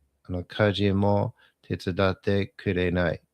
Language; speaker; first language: Japanese; non-native, learner; English